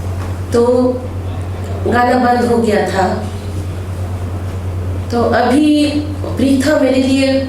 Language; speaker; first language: Hindi; non-native, local second language; Bangla